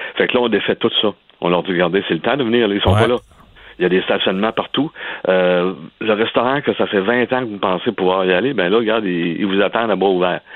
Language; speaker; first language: French; native; French